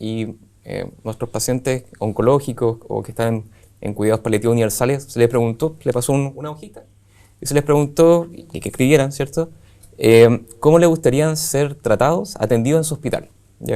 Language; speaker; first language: Spanish; native; Spanish